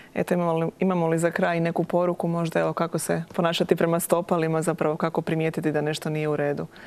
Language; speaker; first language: Croatian; native; Croatian